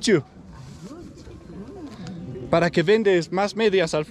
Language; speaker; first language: Spanish; non-native, learner; Danish